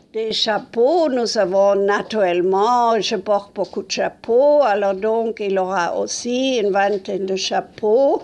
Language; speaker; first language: French; non-native, fluent; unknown